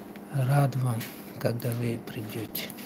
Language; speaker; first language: Russian; non-native, local second language; Tajik